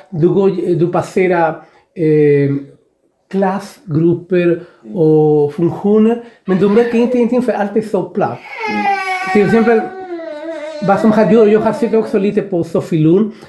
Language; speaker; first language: Swedish; non-native, fluent; Spanish